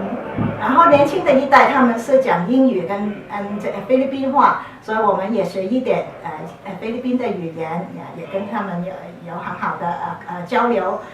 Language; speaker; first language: Chinese; non-native, local second language; Cantonese